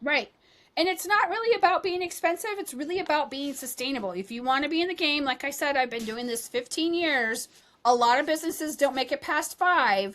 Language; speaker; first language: English; native; English